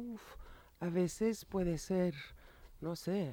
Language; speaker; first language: Spanish; non-native, fluent; French